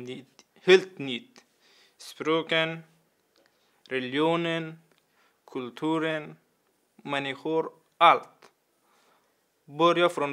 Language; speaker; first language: Swedish; non-native, learner; Persian